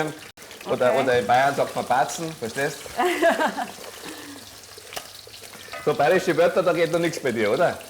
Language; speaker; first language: German; native; German